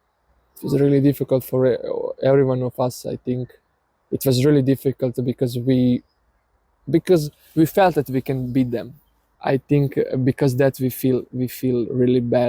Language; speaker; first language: English; non-native, learner; Serbian